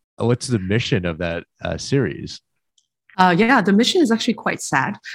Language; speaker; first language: English; non-native, fluent; French